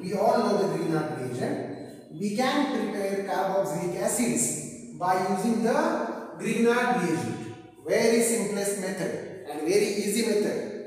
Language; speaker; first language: English; non-native, local second language; Marathi